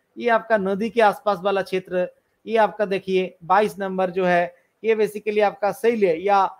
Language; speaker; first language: Hindi; non-native, local second language; Bangla